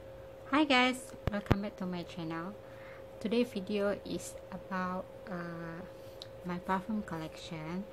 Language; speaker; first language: English; non-native, learner; Indonesian